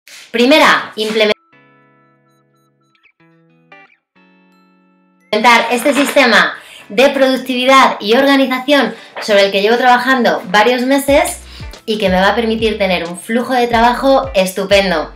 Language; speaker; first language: Spanish; native; Spanish